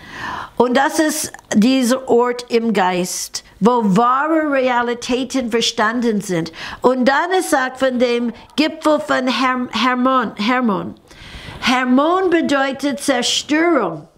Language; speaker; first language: German; non-native, fluent; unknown